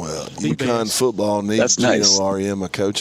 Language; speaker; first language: English; native; English